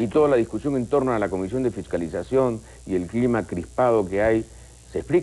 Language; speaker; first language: Spanish; native; Spanish